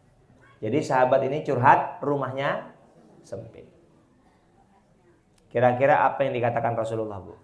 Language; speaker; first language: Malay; non-native, local second language; Javanese